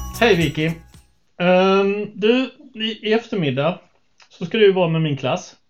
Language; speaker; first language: Swedish; native; Swedish